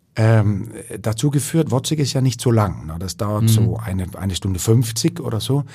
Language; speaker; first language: German; non-native, fluent; Danish